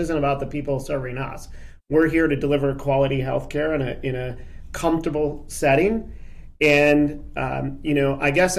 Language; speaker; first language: English; native; English